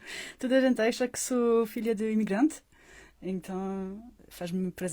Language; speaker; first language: Portuguese; non-native, fluent; French